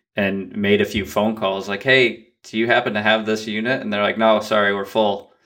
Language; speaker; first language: English; native; English